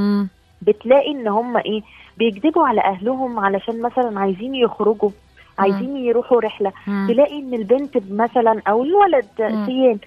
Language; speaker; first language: Arabic; native; Arabic